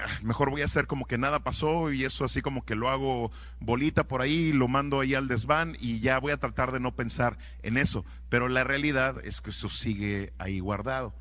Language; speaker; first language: Spanish; native; Spanish